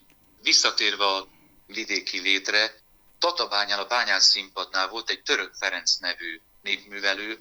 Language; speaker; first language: Hungarian; native; Hungarian